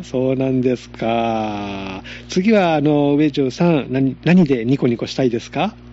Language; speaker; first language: Japanese; native; Japanese